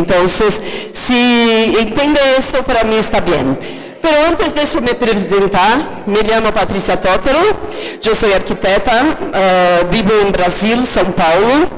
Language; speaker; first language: Spanish; non-native, fluent; Portuguese